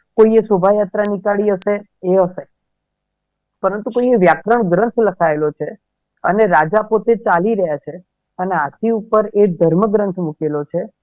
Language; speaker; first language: Gujarati; native; Gujarati